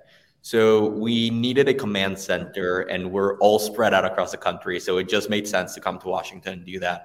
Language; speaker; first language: English; non-native, fluent; Spanish